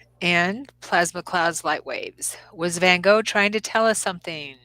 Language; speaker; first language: English; native; English